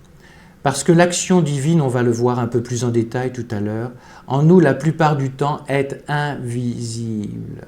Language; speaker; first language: French; native; French